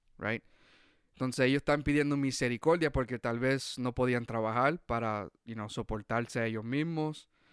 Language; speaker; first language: Spanish; early bilingual, heritage; Spanish